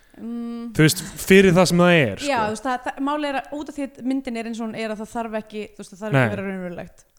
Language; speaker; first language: Icelandic; native; Icelandic